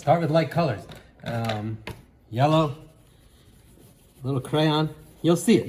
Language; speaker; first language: English; native; English